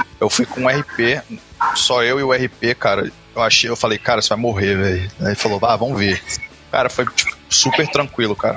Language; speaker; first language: Portuguese; native; Portuguese